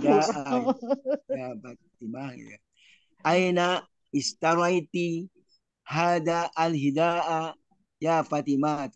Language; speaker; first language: Arabic; non-native, learner; Indonesian